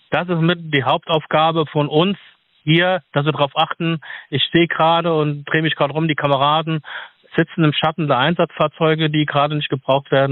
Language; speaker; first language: German; native; German